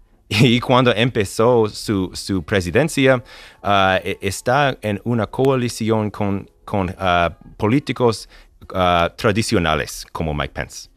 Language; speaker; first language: Spanish; non-native, fluent; English